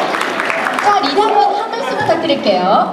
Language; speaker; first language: Japanese; native; Japanese